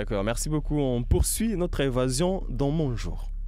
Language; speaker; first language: French; non-native, local second language; Lingala